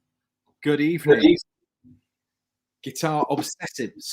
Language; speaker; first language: English; native; English